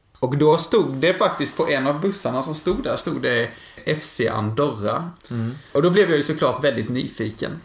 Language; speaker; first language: Swedish; native; Swedish